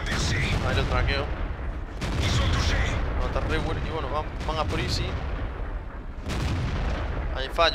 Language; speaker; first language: Spanish; native; Spanish